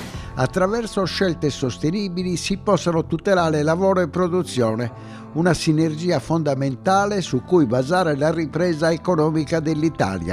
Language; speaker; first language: Italian; native; Italian